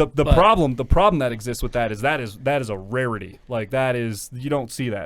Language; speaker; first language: English; native; English